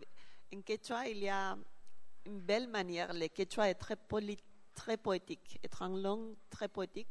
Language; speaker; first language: French; non-native, learner; Spanish